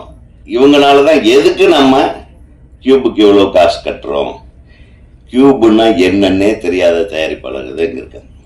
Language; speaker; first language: Tamil; native; Tamil